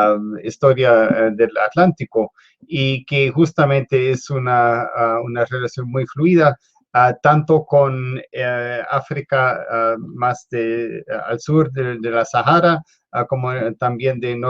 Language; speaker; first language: Spanish; non-native, fluent; English